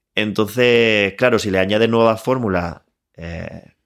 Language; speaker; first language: Spanish; native; Spanish